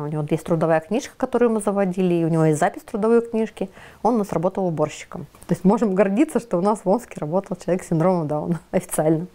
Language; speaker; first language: Russian; native; Russian